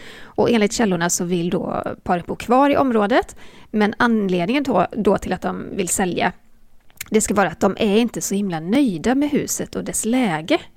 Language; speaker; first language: Swedish; native; Swedish